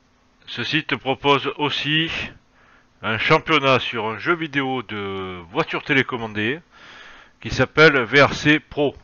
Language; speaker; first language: French; native; French